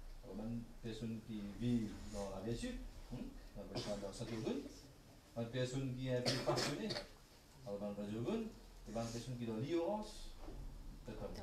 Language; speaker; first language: French; non-native, local second language; Morisyen